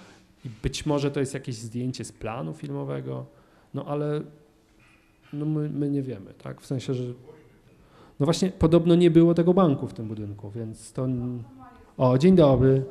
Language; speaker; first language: Polish; native; Polish